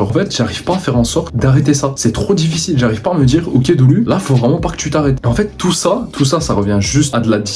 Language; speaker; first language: French; native; French